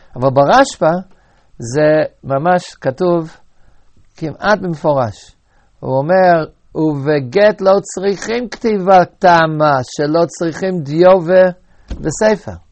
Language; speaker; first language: Hebrew; native; Hebrew